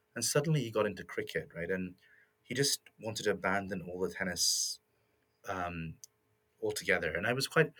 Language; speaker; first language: English; native; English